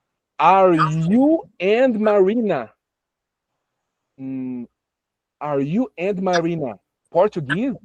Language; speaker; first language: English; non-native, fluent; Portuguese